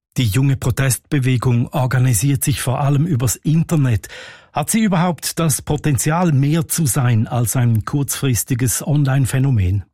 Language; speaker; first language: German; native; German